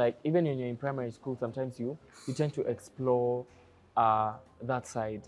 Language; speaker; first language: English; non-native, local second language; Kikuyu